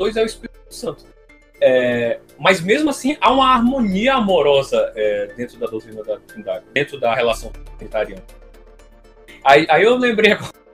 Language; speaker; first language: Portuguese; native; Portuguese